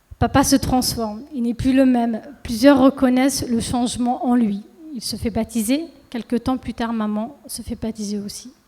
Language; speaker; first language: French; early bilingual, other home language; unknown